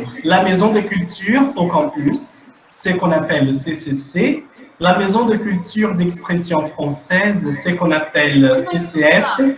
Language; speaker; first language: French; non-native, fluent; Portuguese